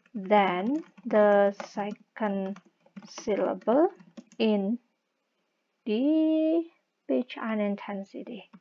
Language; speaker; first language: English; non-native, fluent; Indonesian